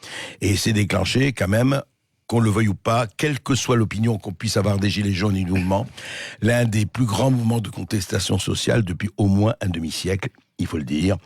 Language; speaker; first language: French; native; French